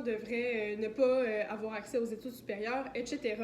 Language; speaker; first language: French; native; French